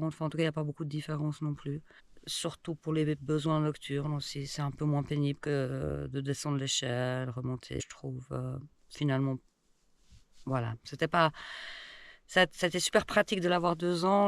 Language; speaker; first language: French; native; French